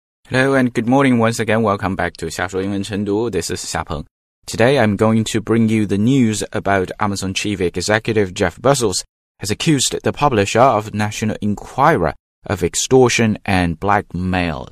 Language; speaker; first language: English; non-native, fluent; Chinese